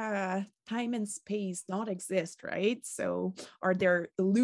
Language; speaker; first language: English; non-native, fluent; French